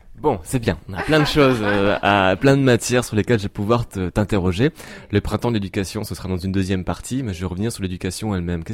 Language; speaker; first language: French; native; French